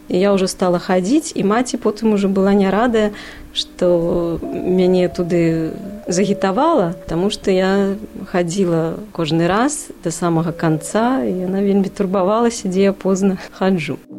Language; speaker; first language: Belarusian; non-native, local second language; Russian